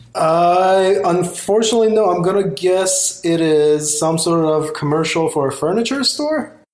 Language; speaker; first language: English; non-native, fluent; Persian